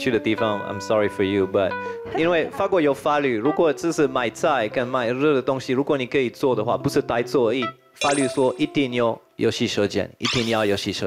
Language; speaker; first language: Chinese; non-native, fluent; French